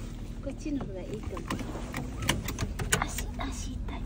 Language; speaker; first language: Japanese; non-native, learner; Nepali